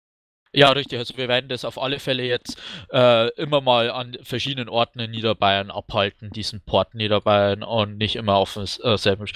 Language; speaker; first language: German; native; German